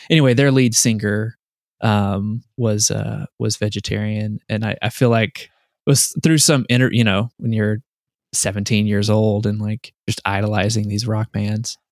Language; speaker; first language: English; native; English